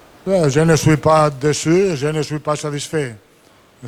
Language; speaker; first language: French; non-native, fluent; Italian